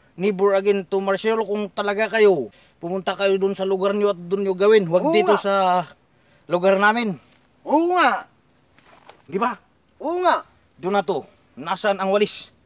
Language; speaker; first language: Filipino; non-native, local second language; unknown